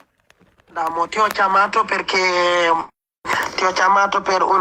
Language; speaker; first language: Italian; non-native, fluent; Wolof